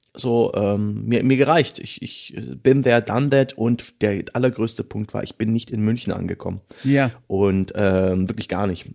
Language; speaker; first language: German; native; German